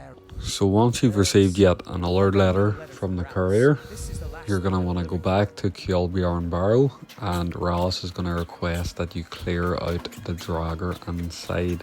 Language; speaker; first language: English; native; English